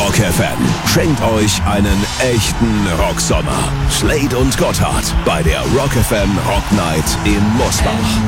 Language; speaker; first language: German; native; German